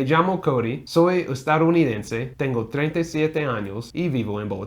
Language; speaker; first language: Spanish; non-native, learner; English